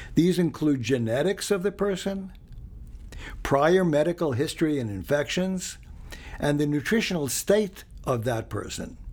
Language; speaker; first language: English; early bilingual, other home language; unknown